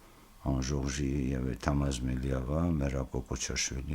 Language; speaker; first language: French; non-native, fluent; Georgian